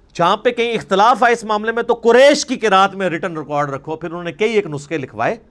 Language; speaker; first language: Urdu; non-native, local second language; Punjabi